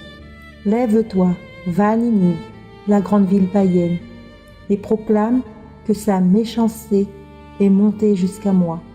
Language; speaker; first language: French; native; French